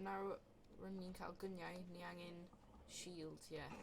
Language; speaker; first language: Welsh; non-native, learner; English